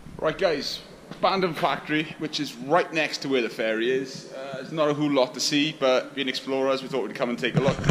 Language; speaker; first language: English; native; English